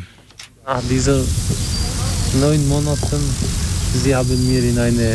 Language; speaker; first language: German; non-native, learner; Albanian